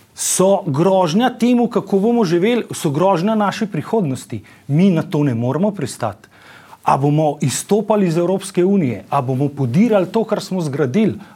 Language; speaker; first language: Slovenian; native; Slovenian